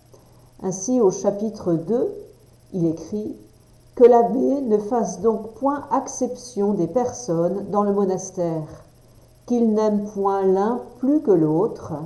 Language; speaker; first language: French; native; French